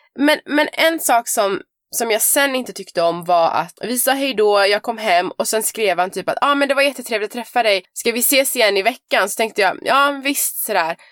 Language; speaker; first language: Swedish; early bilingual, other home language; Persian